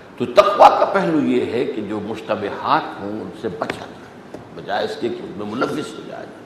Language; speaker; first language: Urdu; native; Urdu